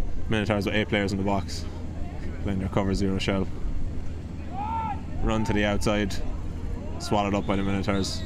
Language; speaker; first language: English; native; English